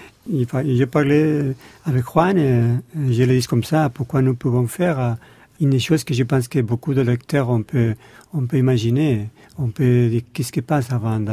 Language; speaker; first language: French; non-native, learner; Spanish